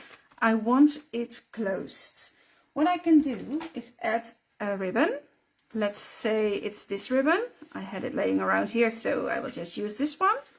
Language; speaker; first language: English; non-native, fluent; Dutch